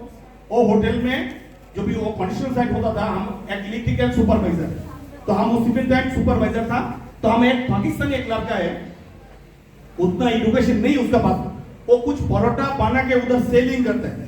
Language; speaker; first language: Hindi; non-native, local second language; Bangla